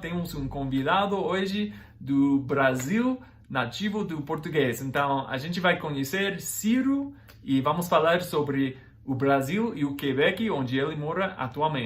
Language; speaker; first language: Portuguese; non-native, fluent; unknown